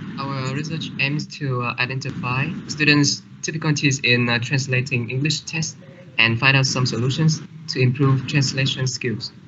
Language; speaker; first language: English; non-native, learner; Vietnamese